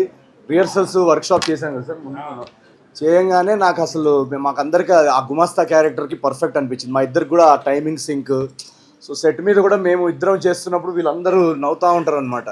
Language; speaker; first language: Telugu; native; Telugu